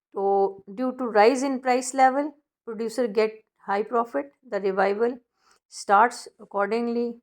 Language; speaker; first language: English; non-native, local second language; Urdu